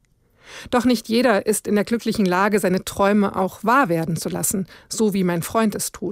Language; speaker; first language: German; native; German